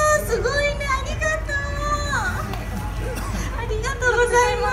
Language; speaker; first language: Japanese; native; Japanese